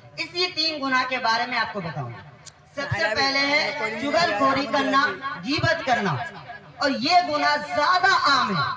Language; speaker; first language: Urdu; non-native, local second language; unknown